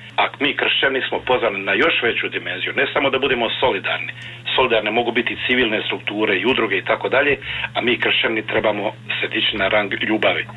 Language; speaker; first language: Croatian; native; Croatian